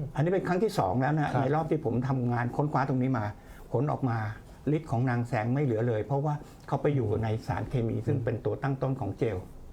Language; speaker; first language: Thai; native; Thai